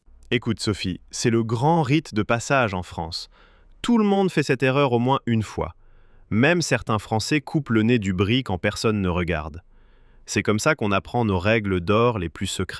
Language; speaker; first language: French; native; French